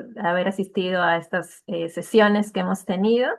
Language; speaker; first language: Spanish; native; Spanish